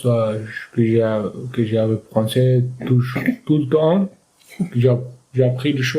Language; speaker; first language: French; non-native, learner; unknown